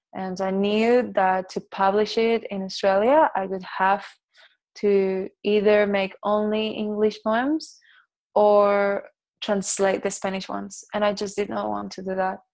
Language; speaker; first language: English; non-native, fluent; Catalan